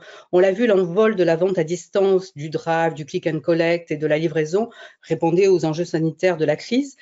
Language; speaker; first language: French; native; French